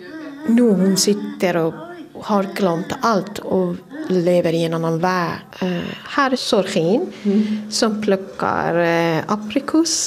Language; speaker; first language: Swedish; non-native, fluent; Persian